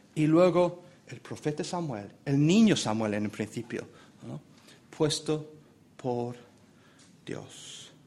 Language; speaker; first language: Spanish; non-native, fluent; English